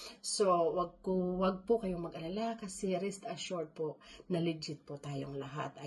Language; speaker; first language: Filipino; non-native, local second language; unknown